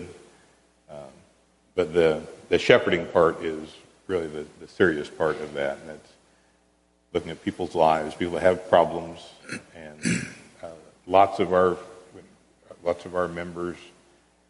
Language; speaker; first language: English; native; English